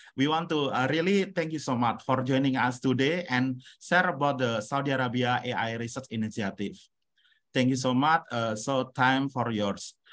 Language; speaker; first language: English; non-native, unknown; Indonesian